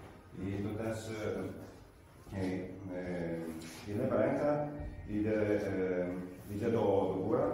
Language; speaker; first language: Polish; non-native, learner; Italian